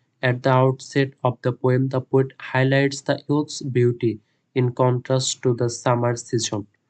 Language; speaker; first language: English; non-native, local second language; Bangla